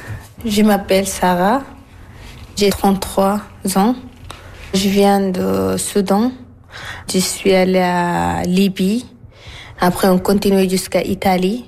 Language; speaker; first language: French; non-native, learner; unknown